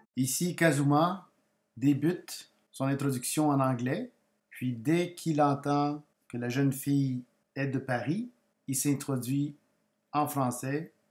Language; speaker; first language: French; non-native, fluent; Spanish